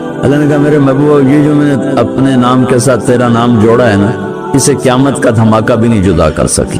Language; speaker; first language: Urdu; non-native, local second language; Saraiki